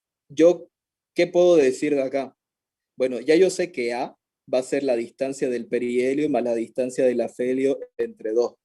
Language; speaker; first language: Spanish; native; Spanish